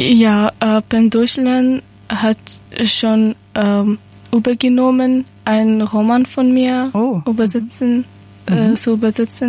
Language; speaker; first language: German; non-native, learner; Persian